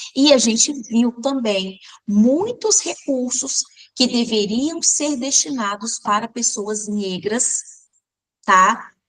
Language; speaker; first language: Portuguese; native; Portuguese